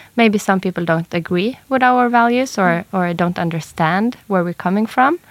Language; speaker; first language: English; non-native, fluent; Norwegian